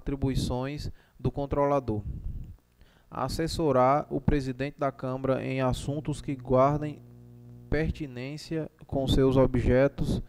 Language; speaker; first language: Portuguese; native; Portuguese